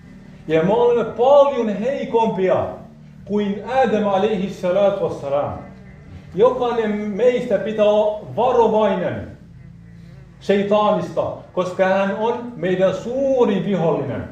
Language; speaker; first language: Finnish; non-native, fluent; Arabic